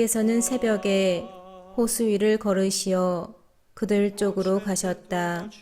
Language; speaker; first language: Korean; native; Korean